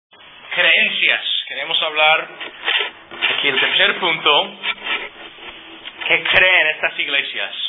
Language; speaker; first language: Spanish; non-native, fluent; English